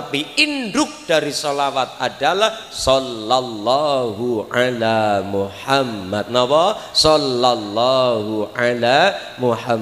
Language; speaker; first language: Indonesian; non-native, local second language; Javanese